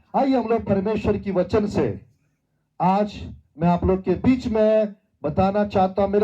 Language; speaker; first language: Hindi; non-native, local second language; Telugu